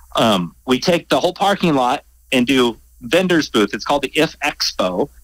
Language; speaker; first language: English; native; English